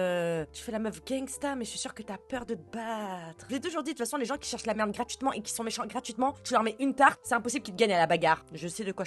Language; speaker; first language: French; native; French